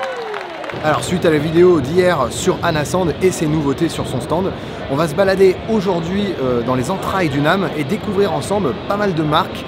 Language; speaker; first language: French; native; French